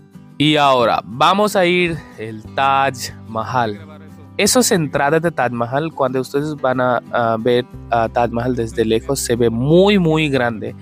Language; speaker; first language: Spanish; non-native, learner; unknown